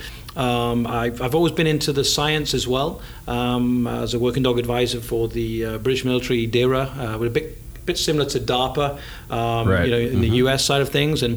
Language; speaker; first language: English; native; English